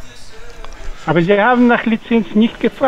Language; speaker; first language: German; non-native, fluent; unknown